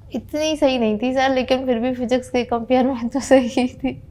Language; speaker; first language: Hindi; native; Hindi